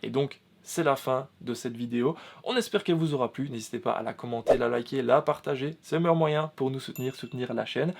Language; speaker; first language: French; native; French